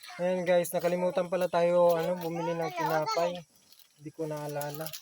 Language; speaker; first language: Filipino; non-native, local second language; Chavacano